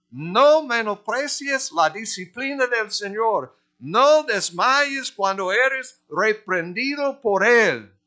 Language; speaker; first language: Spanish; non-native, fluent; English